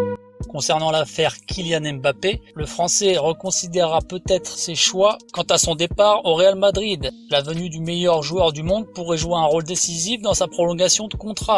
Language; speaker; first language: French; native; French